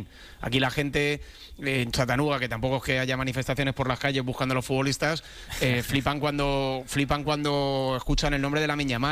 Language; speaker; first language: Spanish; native; Spanish